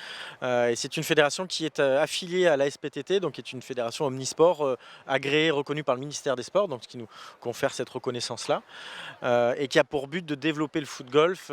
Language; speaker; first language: French; native; French